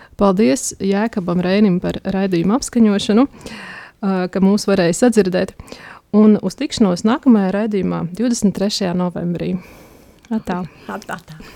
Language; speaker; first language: Latvian; native; Latvian